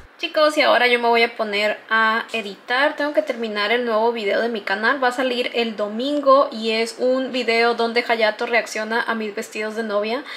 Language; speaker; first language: Spanish; native; Spanish